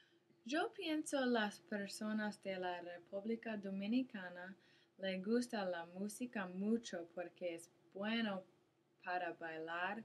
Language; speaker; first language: Spanish; non-native, learner; English